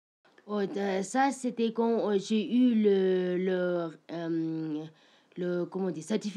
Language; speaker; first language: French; non-native, learner; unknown